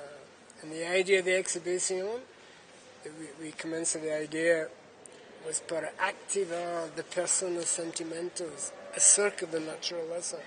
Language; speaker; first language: Spanish; non-native, learner; English